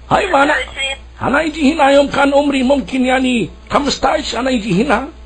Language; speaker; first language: Arabic; non-native, learner; Urdu